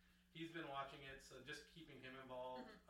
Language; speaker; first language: English; native; English